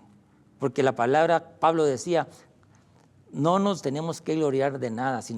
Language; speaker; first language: Spanish; native; Spanish